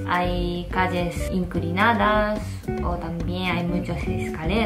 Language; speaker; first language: Spanish; non-native, fluent; Japanese